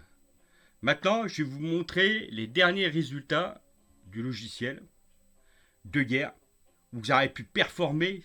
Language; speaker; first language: French; native; French